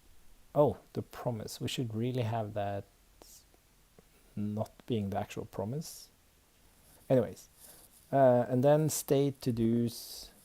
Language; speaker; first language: English; non-native, fluent; Swedish